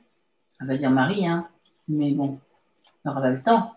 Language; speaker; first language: French; native; French